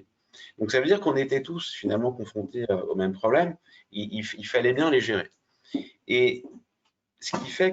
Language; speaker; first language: French; native; French